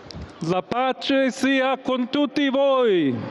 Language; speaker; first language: Italian; non-native, fluent; English